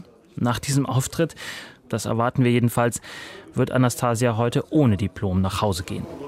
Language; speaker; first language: German; native; German